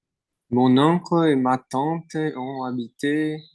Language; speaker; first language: French; non-native, learner; Portuguese